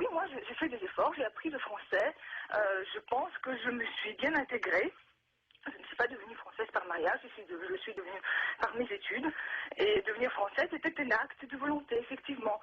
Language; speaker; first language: French; non-native, fluent; Russian